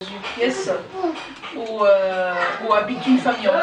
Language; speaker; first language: French; non-native, local second language; Arabic